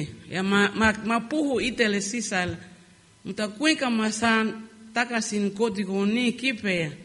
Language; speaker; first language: Finnish; non-native, learner; Lingala